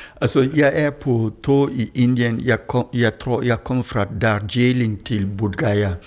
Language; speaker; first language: Danish; non-native, fluent; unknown